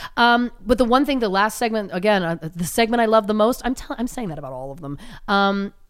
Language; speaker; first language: English; native; English